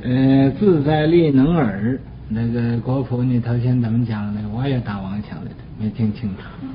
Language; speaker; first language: Chinese; native; Chinese